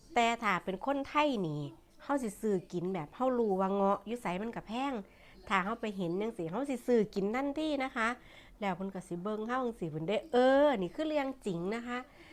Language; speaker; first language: Thai; native; Thai